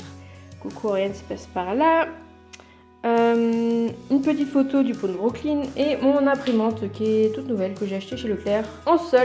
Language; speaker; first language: French; native; French